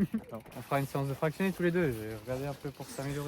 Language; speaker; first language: French; native; French